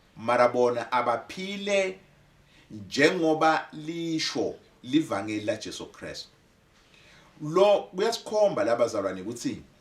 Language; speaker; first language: Zulu; non-native, local second language; Swati